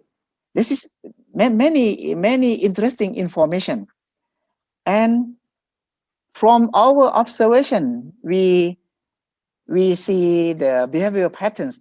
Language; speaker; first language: English; non-native, fluent; Thai